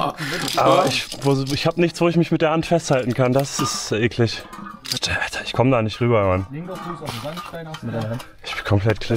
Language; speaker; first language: German; native; German